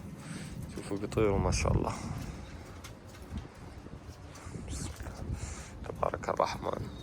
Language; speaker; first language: Arabic; native; Arabic